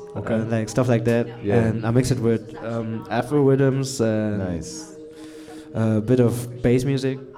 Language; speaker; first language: English; non-native, fluent; German